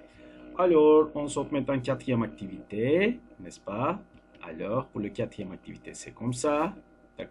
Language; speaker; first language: French; non-native, fluent; Turkish